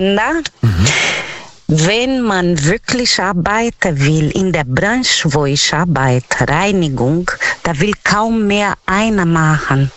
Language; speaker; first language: German; non-native, fluent; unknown